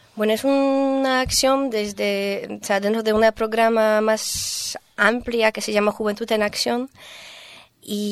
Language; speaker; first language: Spanish; non-native, fluent; Polish